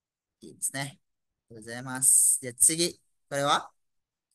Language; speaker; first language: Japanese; non-native, fluent; Malay